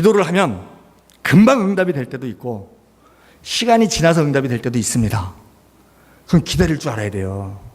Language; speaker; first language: Korean; native; Korean